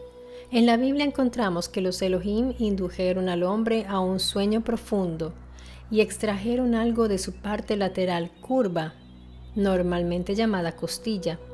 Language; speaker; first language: Spanish; non-native, fluent; Italian